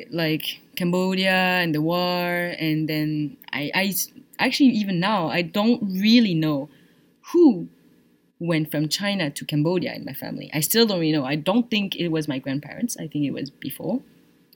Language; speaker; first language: English; non-native, fluent; French